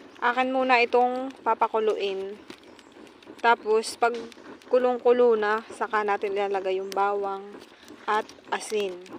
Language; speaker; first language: Filipino; native; Filipino